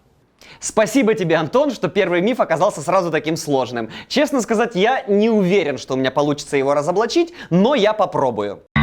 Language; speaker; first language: Russian; native; Russian